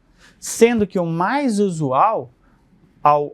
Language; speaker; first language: Portuguese; native; Portuguese